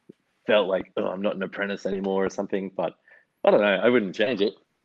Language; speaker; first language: English; native; English